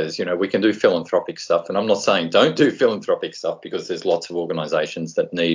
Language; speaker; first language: English; native; English